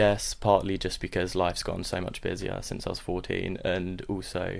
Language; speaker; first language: English; native; English